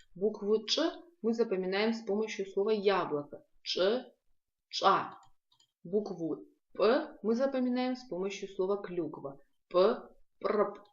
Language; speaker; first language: Russian; non-native, local second language; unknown